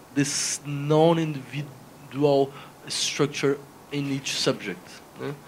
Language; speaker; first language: English; non-native, fluent; Spanish